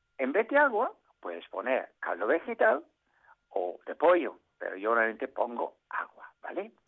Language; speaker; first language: Spanish; non-native, fluent; English